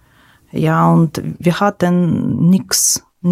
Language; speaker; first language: German; non-native, learner; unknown